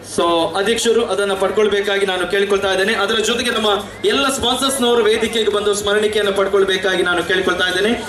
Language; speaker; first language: Kannada; non-native, local second language; Tulu